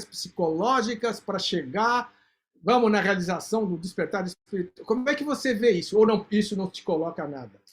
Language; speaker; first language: Portuguese; native; Portuguese